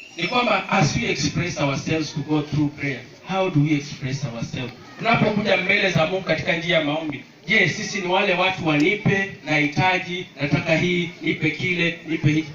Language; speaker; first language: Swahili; non-native, local second language; Luo (Kenya and Tanzania)